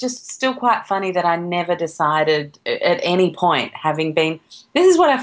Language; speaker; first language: English; native; English